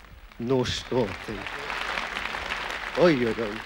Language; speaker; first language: Russian; non-native, fluent; Swedish